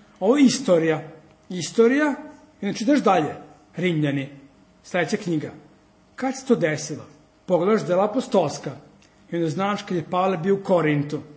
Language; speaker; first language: Serbian; early bilingual, heritage; Serbian